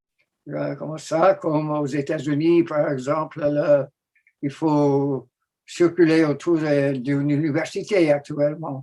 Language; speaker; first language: French; non-native, fluent; English